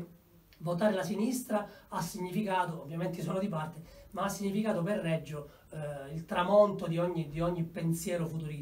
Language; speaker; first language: Italian; native; Italian